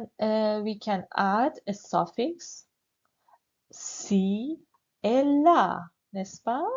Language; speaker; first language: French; non-native, fluent; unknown